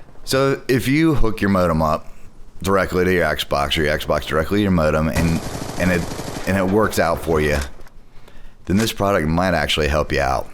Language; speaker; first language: English; native; English